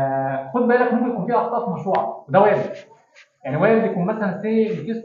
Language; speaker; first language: Arabic; native; Arabic